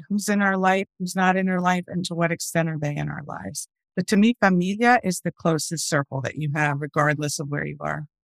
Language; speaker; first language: English; early bilingual, other home language; Spanish